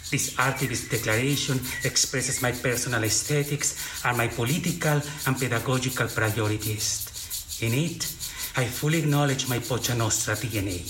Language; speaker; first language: English; non-native, fluent; Spanish